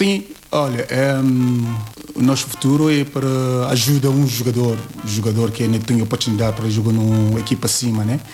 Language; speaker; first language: Portuguese; non-native, learner; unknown